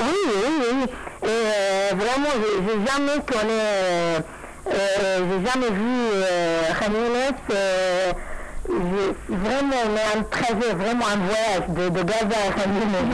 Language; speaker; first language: French; non-native, learner; Arabic